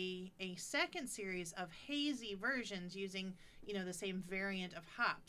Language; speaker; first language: English; native; English